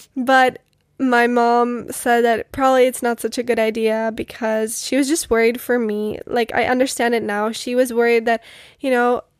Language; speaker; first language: English; non-native, fluent; Czech